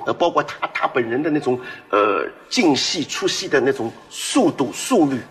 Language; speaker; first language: Chinese; non-native, local second language; Wu Chinese